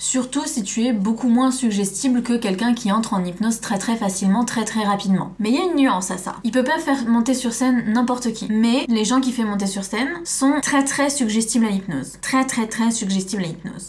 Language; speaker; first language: French; native; French